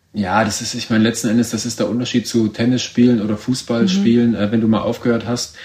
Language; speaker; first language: German; native; German